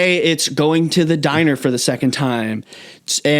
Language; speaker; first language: English; native; English